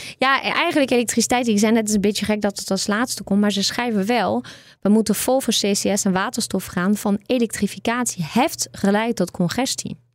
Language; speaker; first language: Dutch; native; Dutch